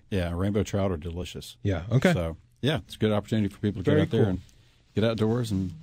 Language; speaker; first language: English; native; English